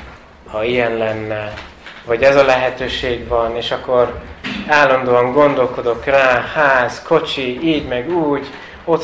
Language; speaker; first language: Hungarian; non-native, fluent; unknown